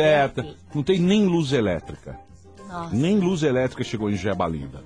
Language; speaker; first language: Portuguese; native; Portuguese